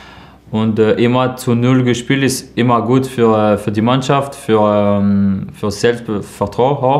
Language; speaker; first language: German; non-native, learner; French